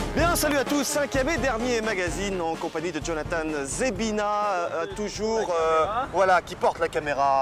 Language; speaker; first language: French; native; French